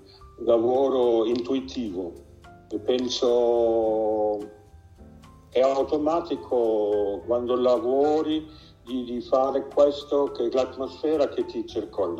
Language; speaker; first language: Italian; non-native, fluent; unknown